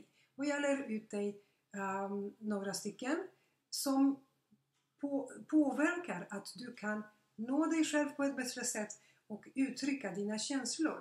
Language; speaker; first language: Swedish; non-native, fluent; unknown